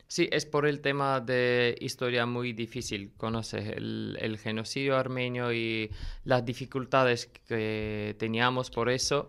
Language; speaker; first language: Spanish; non-native, learner; Armenian